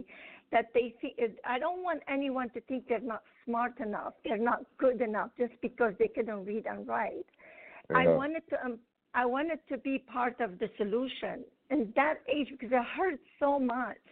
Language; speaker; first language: English; non-native, fluent; Arabic